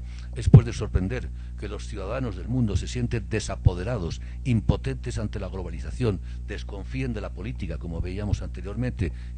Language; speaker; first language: Spanish; native; Spanish